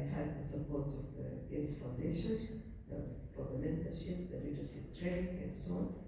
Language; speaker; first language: English; non-native, local second language; Amharic